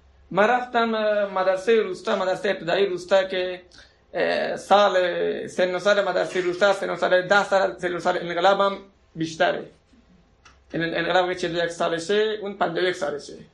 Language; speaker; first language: Persian; non-native, local second language; Baluchi